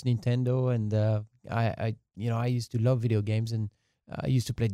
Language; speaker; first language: English; non-native, fluent; French